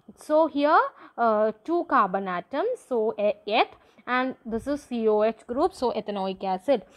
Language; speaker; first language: English; non-native, local second language; Malayalam